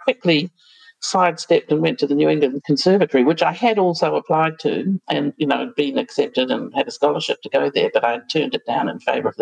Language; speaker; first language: English; native; English